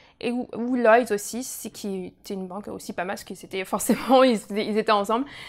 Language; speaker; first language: French; native; French